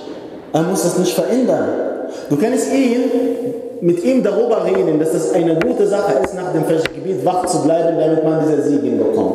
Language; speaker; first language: German; non-native, fluent; Arabic